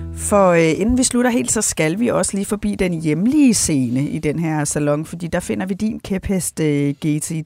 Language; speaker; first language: Danish; native; Danish